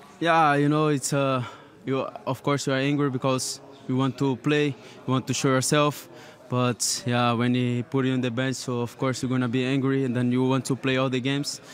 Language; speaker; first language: English; non-native, learner; Portuguese